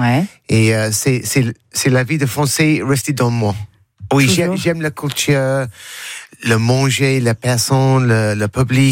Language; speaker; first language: French; non-native, learner; English